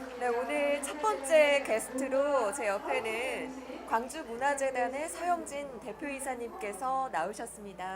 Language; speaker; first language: Korean; native; Korean